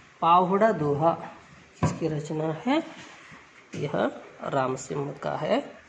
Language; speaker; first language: Hindi; non-native, local second language; Kannada